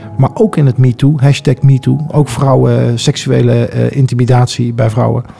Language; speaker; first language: Dutch; native; Dutch